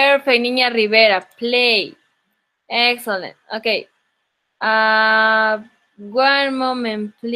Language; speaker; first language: English; non-native, local second language; Spanish